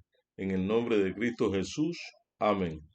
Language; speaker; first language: Spanish; native; Spanish